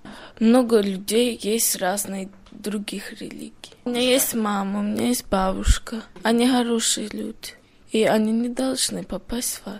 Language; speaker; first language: Russian; early bilingual, heritage; Russian